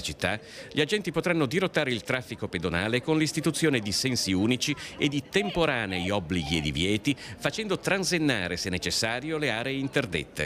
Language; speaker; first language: Italian; native; Italian